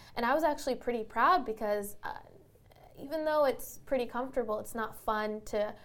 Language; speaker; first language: English; native; English